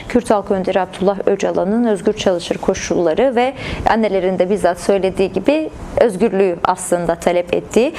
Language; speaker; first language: Turkish; native; Turkish